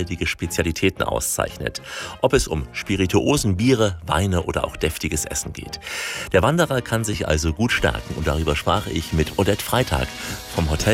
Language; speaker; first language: German; native; German